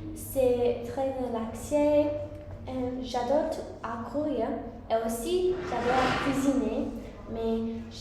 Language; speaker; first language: French; non-native, learner; English